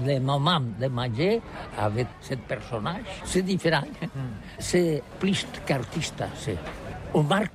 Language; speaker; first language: French; non-native, learner; Catalan